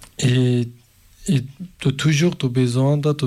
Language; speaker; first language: French; non-native, learner; Kurdish